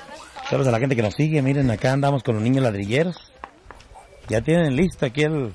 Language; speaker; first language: Spanish; native; Spanish